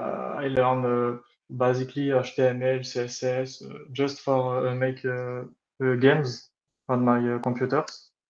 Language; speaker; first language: English; non-native, learner; French